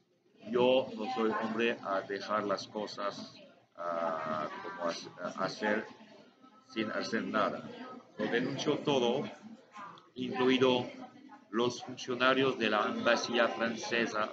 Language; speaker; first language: Spanish; non-native, learner; French